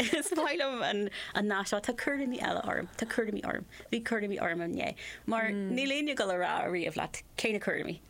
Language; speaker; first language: Irish; non-native, local second language; English